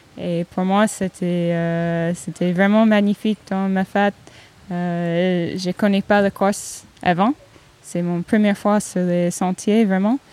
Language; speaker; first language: French; non-native, learner; English